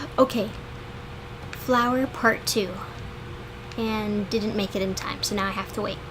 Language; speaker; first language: English; native; English